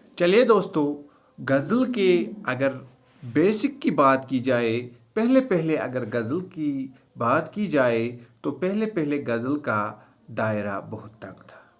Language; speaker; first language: Urdu; native; Urdu